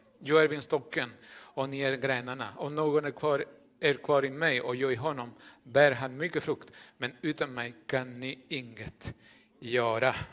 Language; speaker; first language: Swedish; non-native, fluent; Spanish